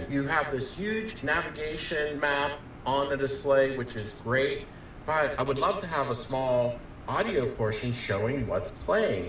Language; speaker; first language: English; native; English